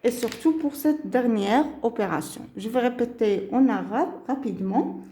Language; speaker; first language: French; non-native, local second language; Arabic